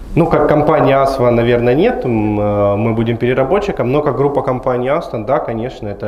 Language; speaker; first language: Russian; native; Russian